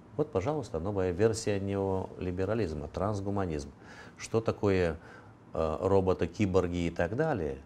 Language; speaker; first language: Russian; non-native, local second language; Romanian